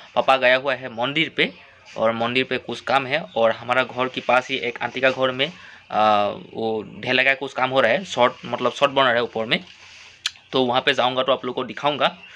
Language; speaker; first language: Hindi; non-native, local second language; Assamese